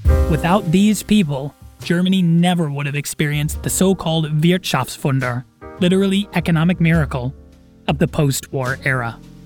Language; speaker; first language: English; native; English